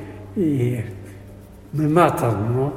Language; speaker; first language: Spanish; non-native, fluent; Polish